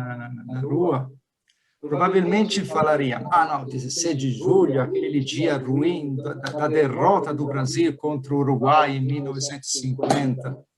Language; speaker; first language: Portuguese; non-native, fluent; Italian